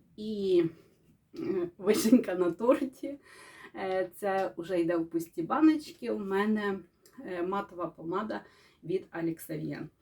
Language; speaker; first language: Ukrainian; native; Ukrainian